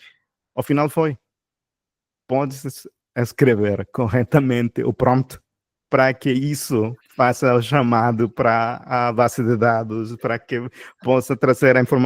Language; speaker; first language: Portuguese; non-native, fluent; Spanish